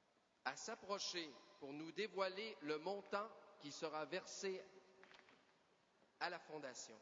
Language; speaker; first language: French; native; French